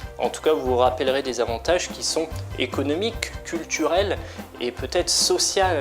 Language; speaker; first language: French; native; French